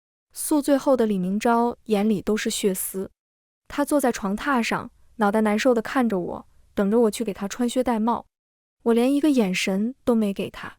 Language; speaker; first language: Chinese; native; Chinese